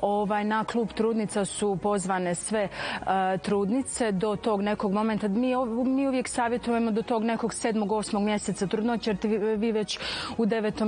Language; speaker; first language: Serbian; native; Serbian